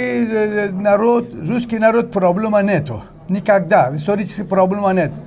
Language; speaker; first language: Russian; non-native, learner; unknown